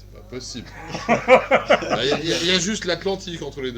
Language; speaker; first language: French; native; French